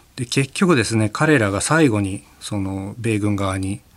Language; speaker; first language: Japanese; native; Japanese